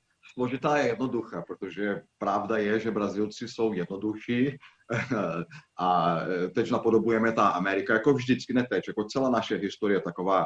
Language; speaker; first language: Czech; non-native, fluent; Portuguese